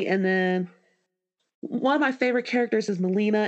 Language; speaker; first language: English; native; English